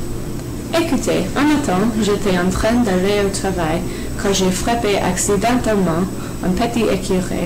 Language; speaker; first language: French; non-native, learner; English